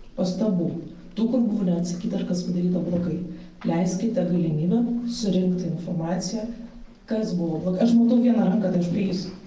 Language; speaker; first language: Lithuanian; non-native, local second language; Polish